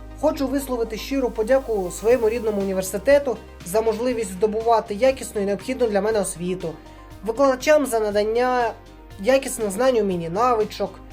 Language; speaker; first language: Ukrainian; native; Ukrainian